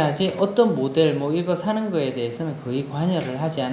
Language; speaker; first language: Korean; non-native, local second language; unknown